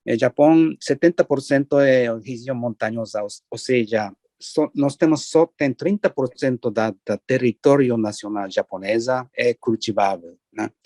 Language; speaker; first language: Portuguese; non-native, learner; Japanese